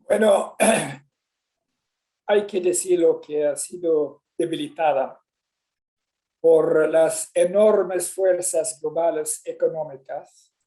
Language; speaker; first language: Spanish; non-native, fluent; Swedish